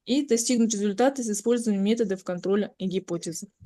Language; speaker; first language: Russian; non-native, local second language; Kazakh